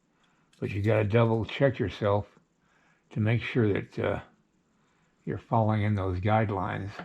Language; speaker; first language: English; native; English